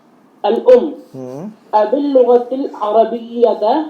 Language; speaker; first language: Arabic; non-native, learner; Urdu